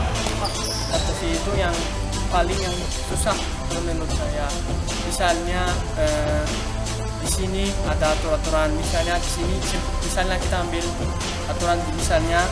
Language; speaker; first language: Indonesian; non-native, learner; Malagasy